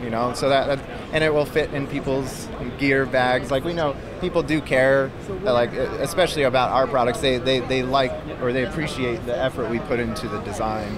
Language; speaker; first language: English; native; English